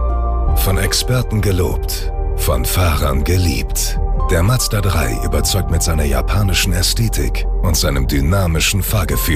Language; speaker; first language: German; native; German